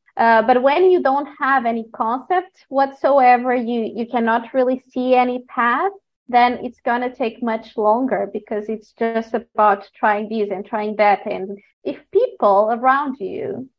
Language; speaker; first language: English; non-native, fluent; Portuguese